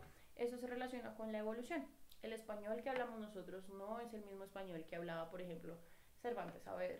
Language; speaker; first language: Spanish; native; Spanish